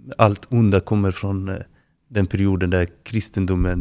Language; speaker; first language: Swedish; non-native, fluent; Arabic